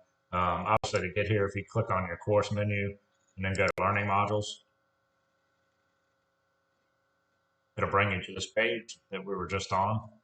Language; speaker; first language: English; native; English